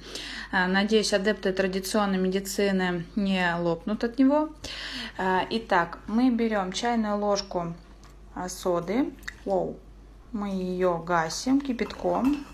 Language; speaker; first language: Russian; native; Russian